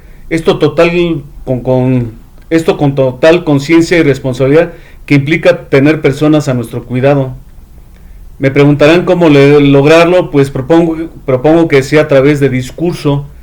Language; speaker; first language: Spanish; native; Spanish